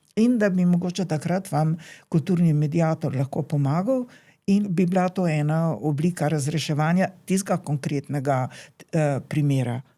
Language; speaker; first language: Slovenian; native; Slovenian